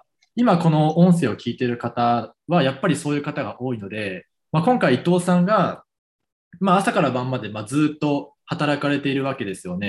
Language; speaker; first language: Japanese; native; Japanese